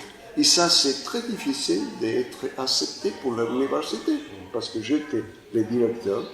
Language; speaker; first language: French; non-native, fluent; Spanish